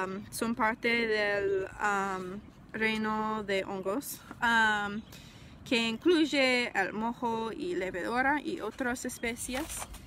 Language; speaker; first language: Spanish; non-native, fluent; English